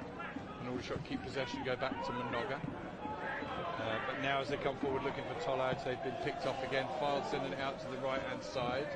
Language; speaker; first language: English; native; English